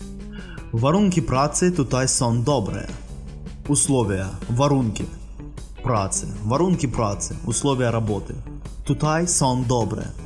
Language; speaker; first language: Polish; non-native, fluent; Russian